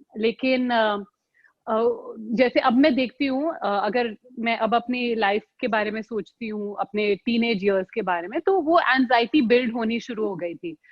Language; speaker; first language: Hindi; native; Hindi